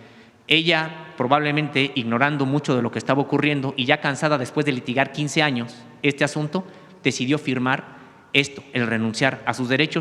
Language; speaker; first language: Spanish; native; Spanish